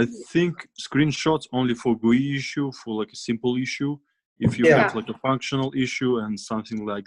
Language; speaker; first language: English; non-native, fluent; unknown